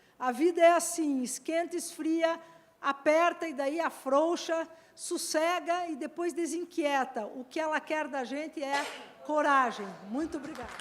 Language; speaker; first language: Portuguese; native; Portuguese